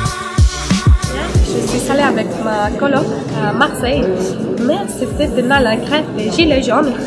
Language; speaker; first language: French; non-native, fluent; Spanish